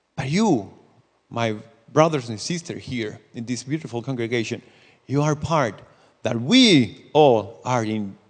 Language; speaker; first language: English; non-native, fluent; Spanish